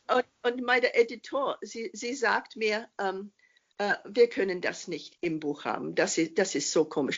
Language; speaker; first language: German; non-native, fluent; English